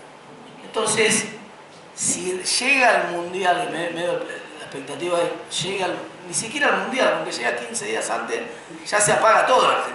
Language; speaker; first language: Spanish; native; Spanish